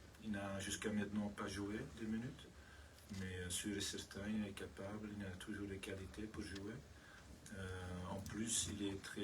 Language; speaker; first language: French; non-native, learner; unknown